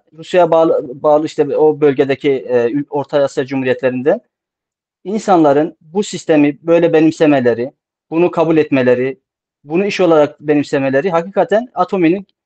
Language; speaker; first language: Turkish; native; Turkish